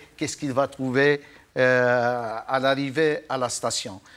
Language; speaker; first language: French; non-native, local second language; Arabic